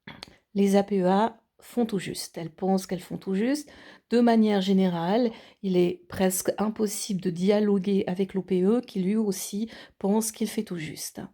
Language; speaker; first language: French; native; French